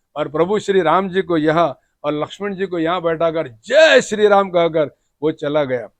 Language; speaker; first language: Hindi; non-native, local second language; Marathi